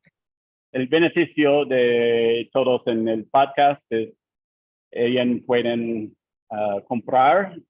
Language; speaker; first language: Spanish; non-native, learner; English